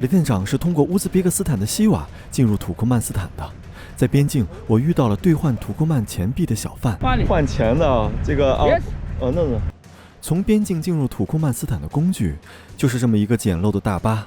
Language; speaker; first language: Chinese; native; Chinese